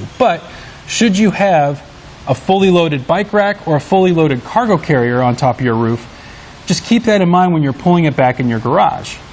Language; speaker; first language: English; native; English